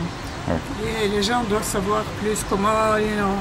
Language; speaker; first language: French; non-native, fluent; Bulgarian